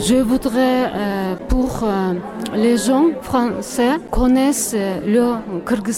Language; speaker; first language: French; non-native, learner; Kyrgyz